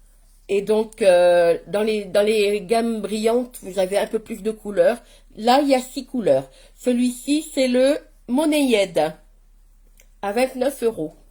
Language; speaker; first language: French; native; French